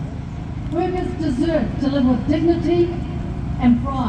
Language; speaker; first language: English; native; English